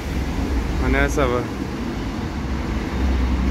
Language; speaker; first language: Spanish; non-native, learner; English